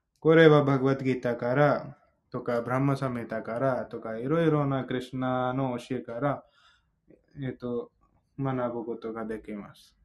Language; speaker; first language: Japanese; non-native, fluent; Hindi